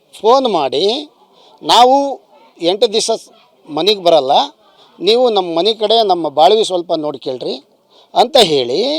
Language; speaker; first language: Kannada; non-native, local second language; Lambadi